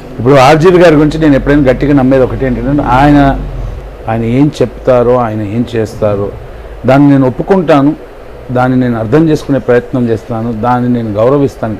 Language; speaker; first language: Telugu; non-native, local second language; Tamil